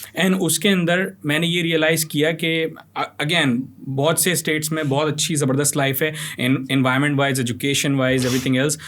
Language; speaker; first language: Urdu; native; Urdu